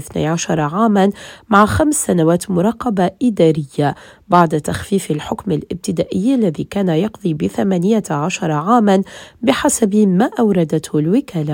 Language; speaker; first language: Arabic; native; Arabic